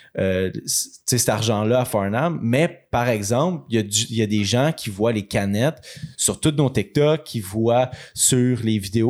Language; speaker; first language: French; native; French